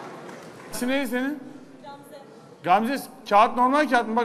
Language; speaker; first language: Turkish; native; Turkish